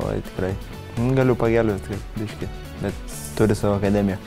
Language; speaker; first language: Lithuanian; native; Lithuanian